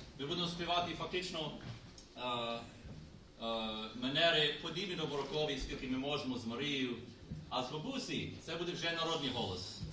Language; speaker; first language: Ukrainian; non-native, learner; Polish